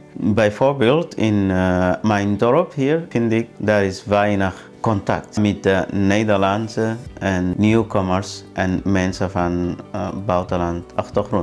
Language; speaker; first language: Dutch; non-native, learner; Arabic